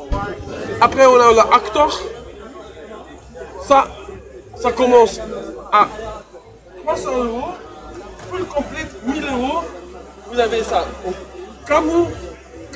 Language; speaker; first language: French; non-native, learner; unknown